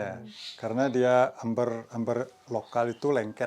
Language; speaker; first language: Indonesian; non-native, local second language; Balinese